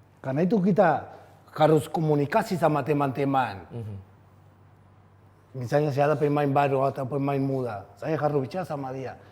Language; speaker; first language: Indonesian; non-native, fluent; Spanish